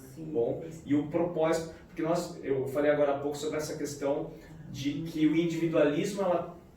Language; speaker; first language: Portuguese; native; Portuguese